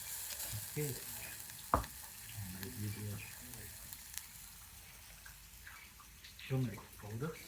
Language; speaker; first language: English; non-native, learner; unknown